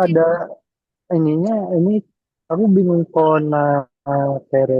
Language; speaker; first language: Indonesian; native; Indonesian